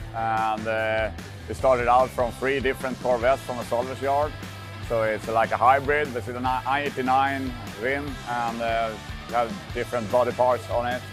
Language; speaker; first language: English; non-native, fluent; Swedish